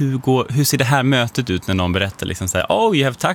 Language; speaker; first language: Swedish; native; Swedish